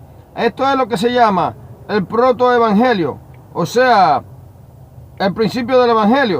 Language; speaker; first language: Spanish; native; Spanish